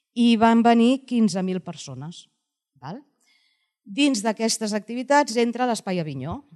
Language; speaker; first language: Catalan; native; Catalan